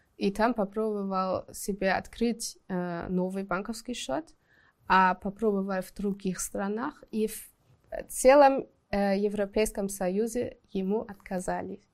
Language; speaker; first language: Russian; non-native, fluent; German